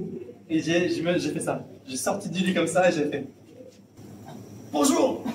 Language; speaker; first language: French; native; French